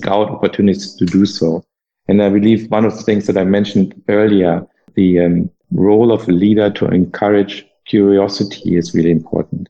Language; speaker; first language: English; non-native, fluent; German